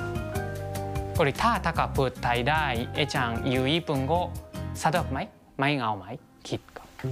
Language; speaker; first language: Thai; non-native, learner; Japanese